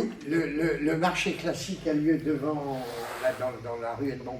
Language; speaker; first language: French; native; French